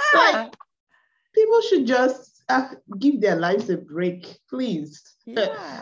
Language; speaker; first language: English; non-native, local second language; Igbo